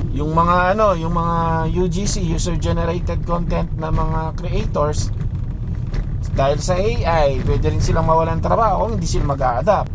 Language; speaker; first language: Filipino; non-native, local second language; Pampanga